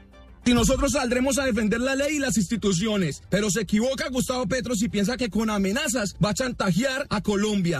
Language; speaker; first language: Spanish; native; Spanish